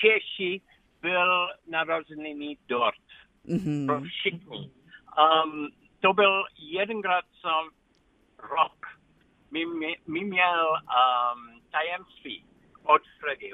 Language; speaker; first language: Czech; non-native, learner; English